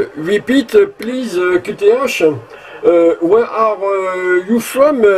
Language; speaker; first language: English; non-native, learner; French